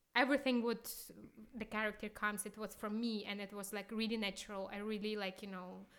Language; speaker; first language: English; non-native, fluent; Ukrainian